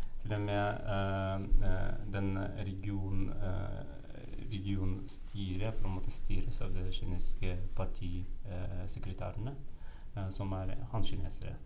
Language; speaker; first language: Norwegian; non-native, fluent; Uyghur